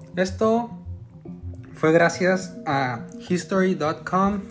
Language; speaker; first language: Spanish; native; Spanish